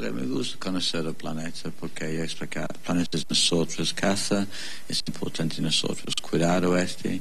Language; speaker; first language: Spanish; non-native, learner; English